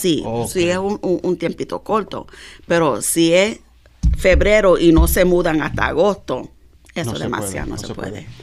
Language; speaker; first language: Spanish; early bilingual, heritage; Spanish